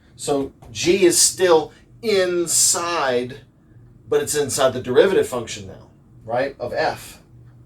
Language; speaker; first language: English; native; English